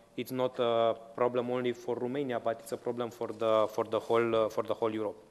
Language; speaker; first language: English; non-native, fluent; Romanian